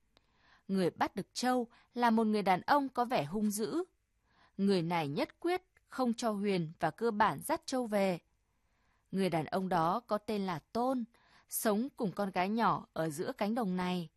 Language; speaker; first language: Vietnamese; native; Vietnamese